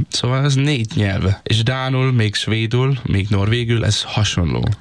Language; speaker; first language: Hungarian; non-native, learner; Danish